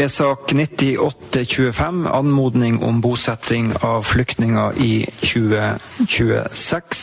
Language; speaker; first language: Norwegian; native; Norwegian